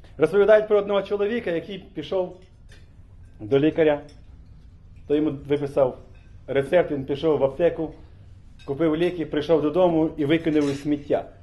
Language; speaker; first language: Ukrainian; native; Ukrainian